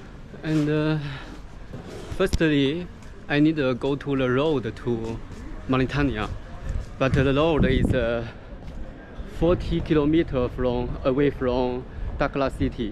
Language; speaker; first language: English; non-native, fluent; Chinese